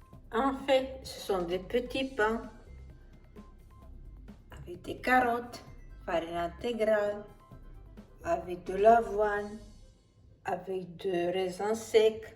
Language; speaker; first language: French; non-native, fluent; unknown